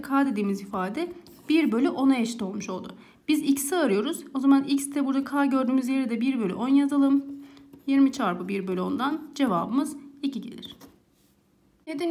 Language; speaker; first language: Turkish; native; Turkish